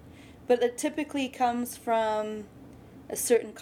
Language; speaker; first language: English; native; English